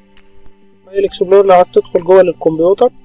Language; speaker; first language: Arabic; native; Arabic